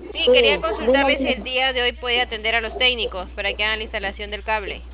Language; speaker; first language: Spanish; native; Spanish